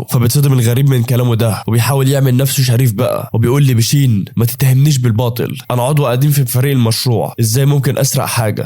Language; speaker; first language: Arabic; native; Arabic